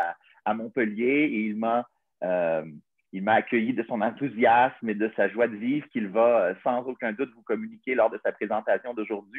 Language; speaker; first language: French; native; French